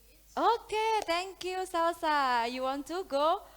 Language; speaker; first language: English; non-native, learner; Indonesian